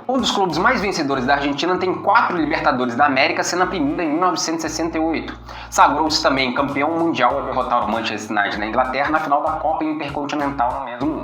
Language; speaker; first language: Portuguese; native; Portuguese